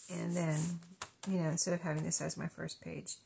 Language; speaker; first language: English; native; English